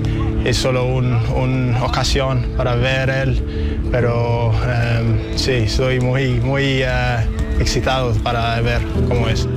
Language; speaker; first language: Spanish; non-native, fluent; English